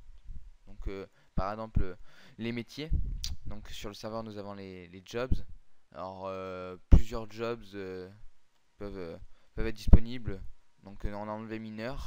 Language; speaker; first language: French; native; French